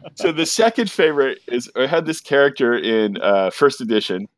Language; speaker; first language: English; native; English